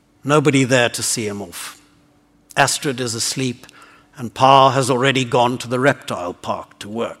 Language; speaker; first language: English; native; English